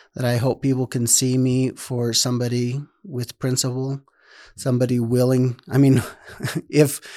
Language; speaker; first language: English; native; English